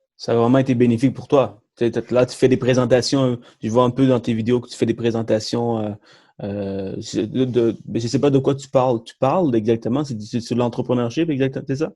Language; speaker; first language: French; early bilingual, other home language; Tamil